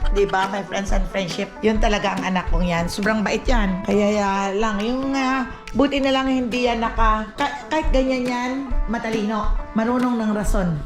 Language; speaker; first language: Filipino; non-native, local second language; Aklanon